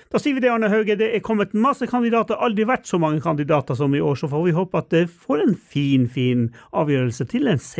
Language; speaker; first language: Norwegian; native; Norwegian